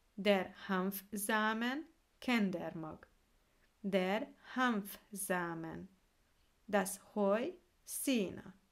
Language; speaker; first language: German; non-native, fluent; Hungarian